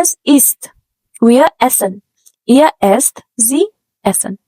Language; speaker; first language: German; non-native, fluent; Urdu